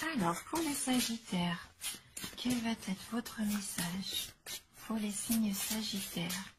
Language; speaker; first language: French; native; French